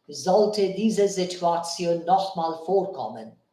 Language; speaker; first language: German; non-native, learner; Bangla